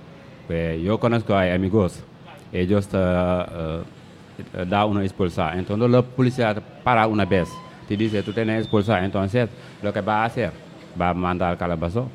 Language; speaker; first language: Spanish; non-native, learner; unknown